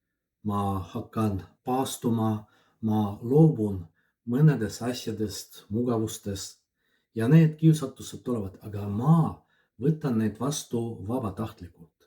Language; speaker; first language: Estonian; non-native, fluent; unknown